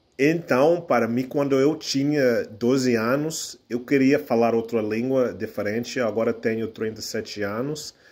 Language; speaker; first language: Portuguese; non-native, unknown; English